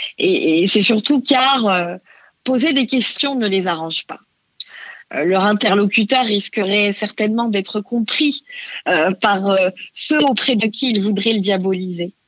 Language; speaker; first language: French; non-native, local second language; Arabic